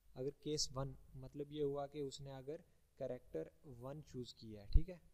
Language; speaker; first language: Hindi; native; Hindi